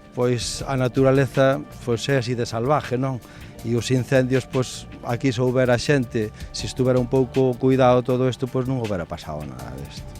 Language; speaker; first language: Galician; native; Galician